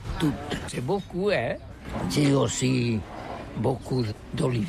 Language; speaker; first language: French; non-native, learner; Catalan